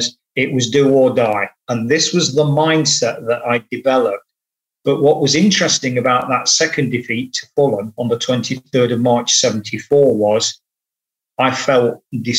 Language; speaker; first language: English; native; English